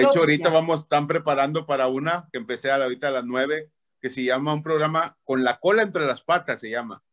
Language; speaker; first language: Spanish; native; Spanish